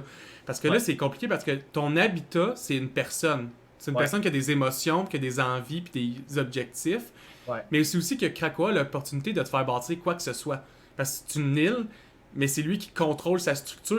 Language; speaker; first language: French; native; French